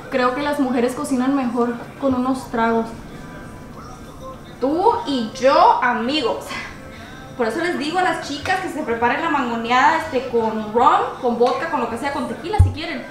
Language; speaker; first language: Spanish; early bilingual, heritage; Spanish